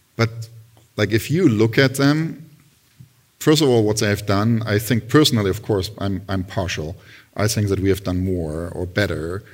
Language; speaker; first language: English; non-native, fluent; German